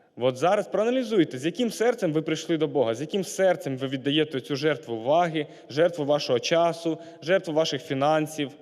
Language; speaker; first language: Ukrainian; non-native, local second language; Russian